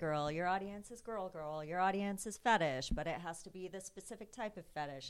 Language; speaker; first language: English; native; English